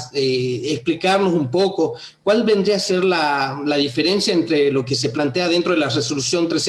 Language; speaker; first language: Spanish; native; Spanish